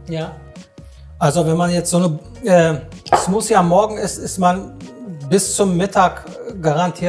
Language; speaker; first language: German; native; German